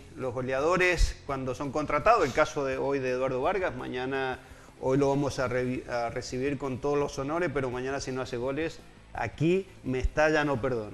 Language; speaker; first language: Spanish; native; Spanish